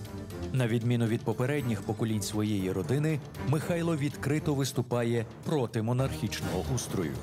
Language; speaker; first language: Ukrainian; native; Ukrainian